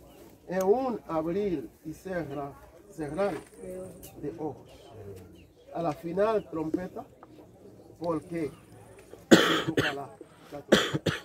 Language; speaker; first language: Spanish; non-native, learner; Haitian Creole